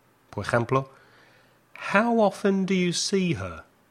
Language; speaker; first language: English; native; English